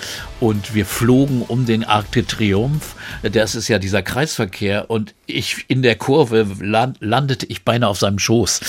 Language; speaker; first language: German; native; German